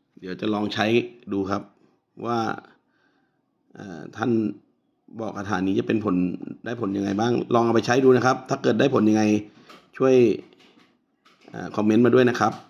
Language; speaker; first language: Thai; native; Thai